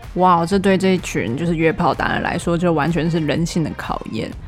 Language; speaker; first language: Chinese; native; Chinese